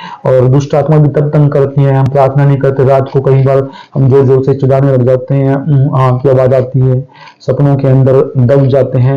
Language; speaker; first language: Hindi; native; Hindi